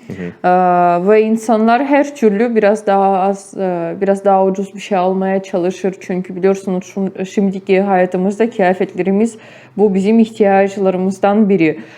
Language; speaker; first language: Turkish; non-native, fluent; Ukrainian